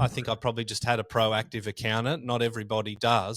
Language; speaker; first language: English; native; English